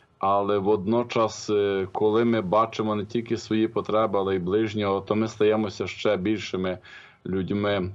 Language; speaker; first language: Ukrainian; native; Ukrainian